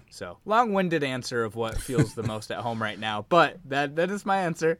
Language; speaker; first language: English; native; English